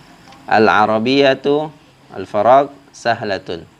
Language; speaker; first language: Arabic; non-native, fluent; Indonesian